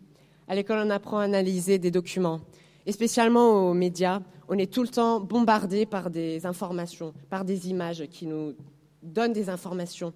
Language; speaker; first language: French; non-native, fluent; Spanish